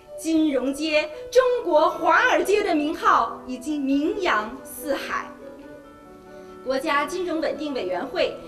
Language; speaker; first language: Chinese; native; Chinese